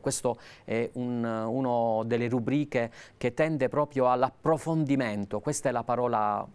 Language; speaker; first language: Italian; native; Italian